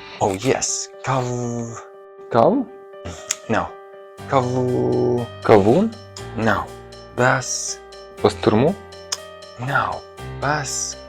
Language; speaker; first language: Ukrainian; non-native, learner; English